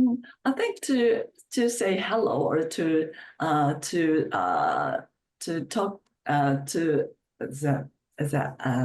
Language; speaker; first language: English; non-native, fluent; Chinese